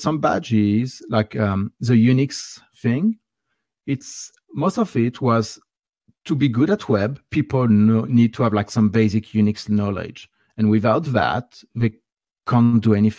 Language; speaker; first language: English; non-native, fluent; French